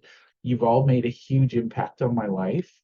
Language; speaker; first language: English; native; English